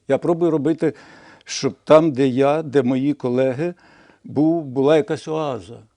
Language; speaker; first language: Ukrainian; non-native, local second language; Russian